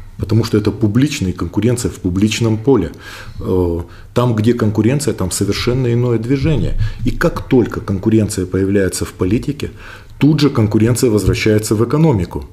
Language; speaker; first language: Russian; native; Russian